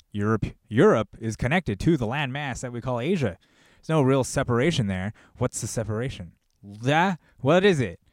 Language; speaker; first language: English; early bilingual, other home language; Korean